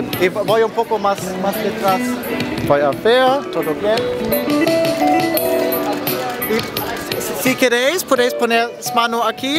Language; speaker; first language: Spanish; non-native, learner; German